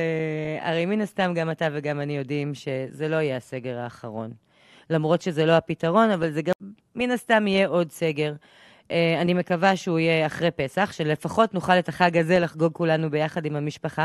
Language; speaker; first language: Hebrew; native; Hebrew